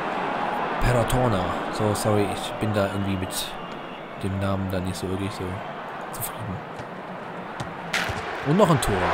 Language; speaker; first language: German; native; German